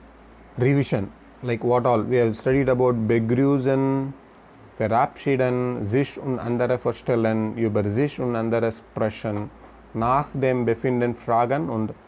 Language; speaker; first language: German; non-native, learner; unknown